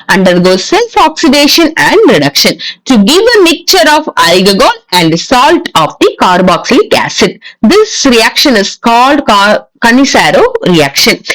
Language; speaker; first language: English; non-native, local second language; Tamil